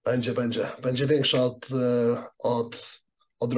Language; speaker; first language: Polish; early bilingual, heritage; Polish